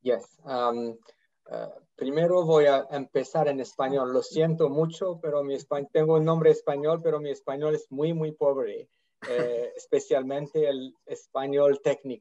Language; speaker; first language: Spanish; non-native, learner; English